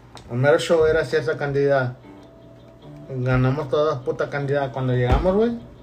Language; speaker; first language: Spanish; early bilingual, heritage; Spanish